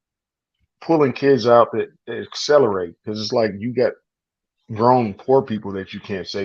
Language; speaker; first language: English; native; English